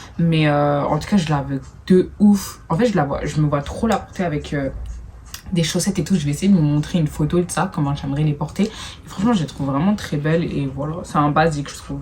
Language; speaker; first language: French; native; French